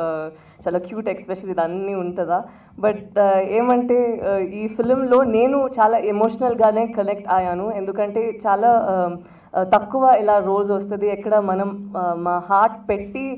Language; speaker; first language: Telugu; non-native, local second language; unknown